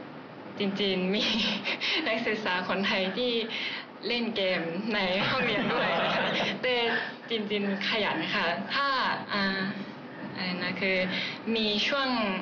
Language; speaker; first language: Thai; non-native, learner; Japanese